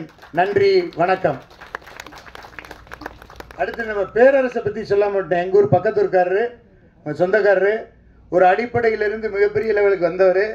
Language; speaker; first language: Tamil; native; Tamil